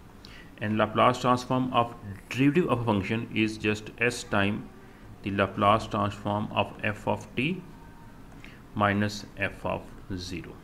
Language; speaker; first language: English; non-native, local second language; Urdu